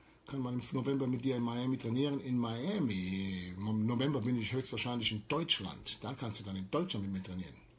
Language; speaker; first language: German; early bilingual, heritage; German